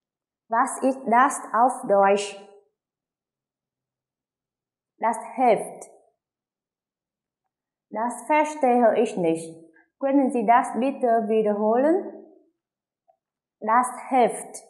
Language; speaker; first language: German; non-native, fluent; Vietnamese